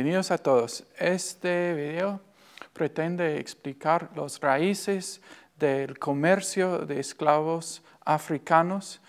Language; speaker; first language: Spanish; non-native, fluent; English